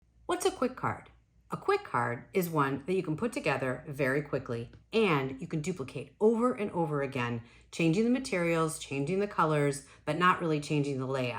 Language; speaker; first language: English; native; English